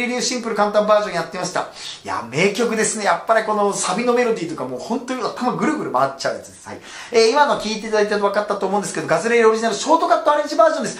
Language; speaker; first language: Japanese; native; Japanese